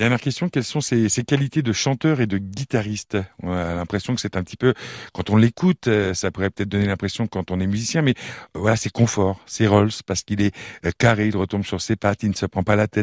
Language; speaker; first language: French; native; French